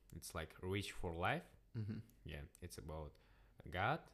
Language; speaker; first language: English; non-native, learner; Russian